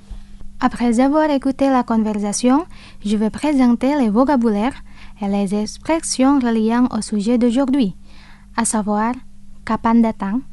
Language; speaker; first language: French; non-native, fluent; Indonesian